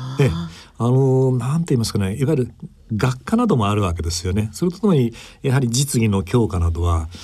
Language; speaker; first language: Japanese; native; Japanese